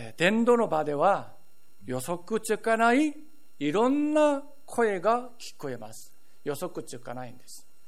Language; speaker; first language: Japanese; non-native, fluent; Korean